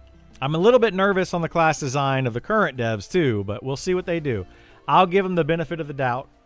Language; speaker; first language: English; native; English